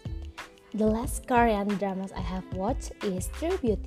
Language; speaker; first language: English; non-native, learner; Indonesian